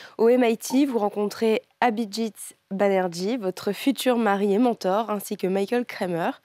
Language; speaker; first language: French; native; French